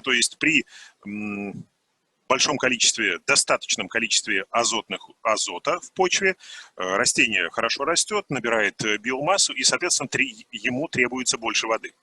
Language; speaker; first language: Russian; native; Russian